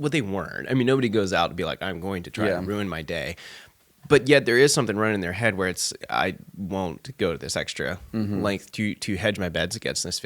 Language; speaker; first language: English; native; English